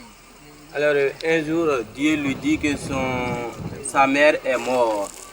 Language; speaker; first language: French; non-native, learner; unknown